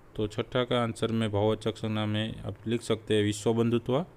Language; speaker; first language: Hindi; non-native, local second language; Gujarati